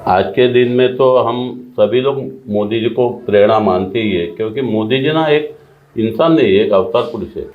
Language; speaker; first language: Hindi; non-native, local second language; Marathi